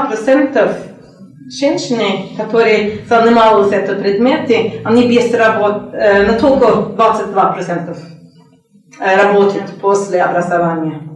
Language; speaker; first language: Russian; non-native, learner; Norwegian